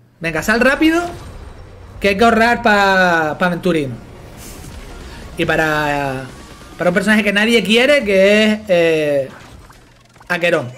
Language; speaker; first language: Spanish; native; Spanish